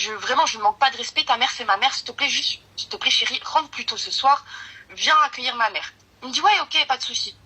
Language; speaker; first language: French; early bilingual, other home language; Arabic